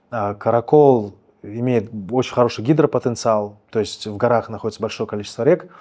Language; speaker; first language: Russian; native; Russian